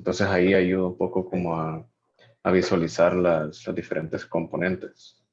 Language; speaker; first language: Spanish; native; Spanish